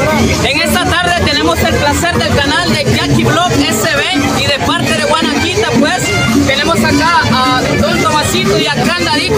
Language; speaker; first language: Spanish; native; Spanish